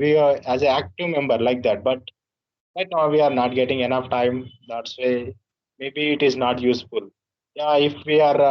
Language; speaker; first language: English; non-native, learner; Telugu